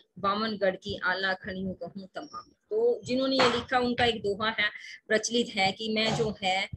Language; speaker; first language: Hindi; native; Hindi